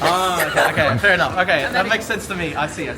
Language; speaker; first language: English; native; English